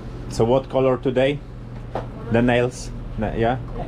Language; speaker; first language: English; non-native, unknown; Polish